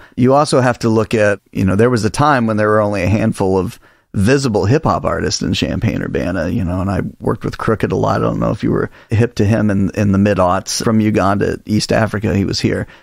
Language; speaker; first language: English; native; English